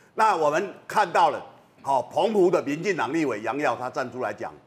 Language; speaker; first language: Chinese; native; Chinese